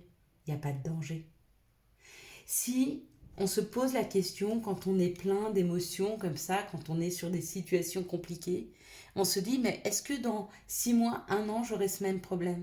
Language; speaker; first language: French; native; French